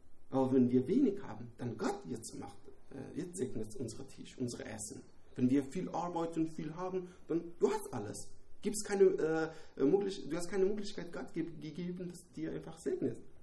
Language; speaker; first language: German; non-native, learner; Persian